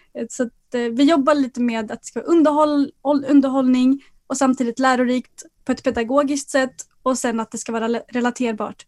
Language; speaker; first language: Swedish; early bilingual, other home language; Arabic